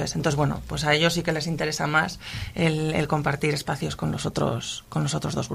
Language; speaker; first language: Spanish; native; Spanish